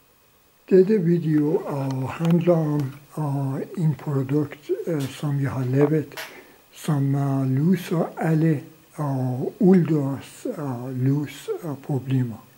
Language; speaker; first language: Danish; non-native, local second language; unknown